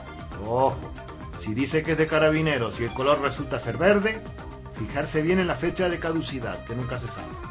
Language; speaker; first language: Spanish; native; Spanish